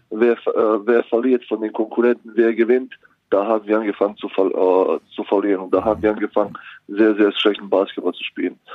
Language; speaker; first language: German; non-native, fluent; Bosnian